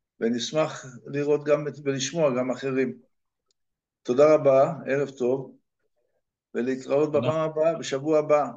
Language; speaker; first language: Hebrew; native; Hebrew